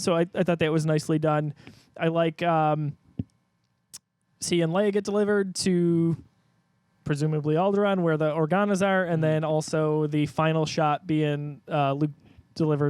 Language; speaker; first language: English; native; English